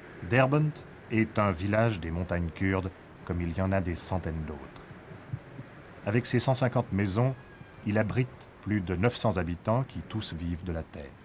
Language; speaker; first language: French; native; French